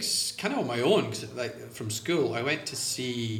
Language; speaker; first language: English; native; English